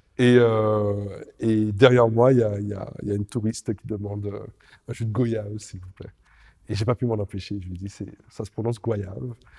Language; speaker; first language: French; native; French